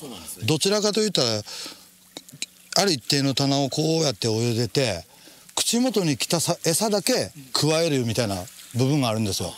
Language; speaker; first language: Japanese; native; Japanese